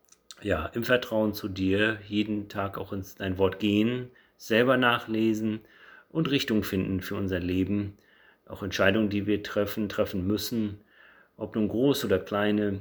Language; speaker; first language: German; native; German